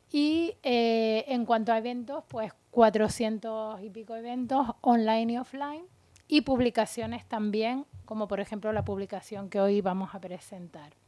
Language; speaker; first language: Spanish; native; Spanish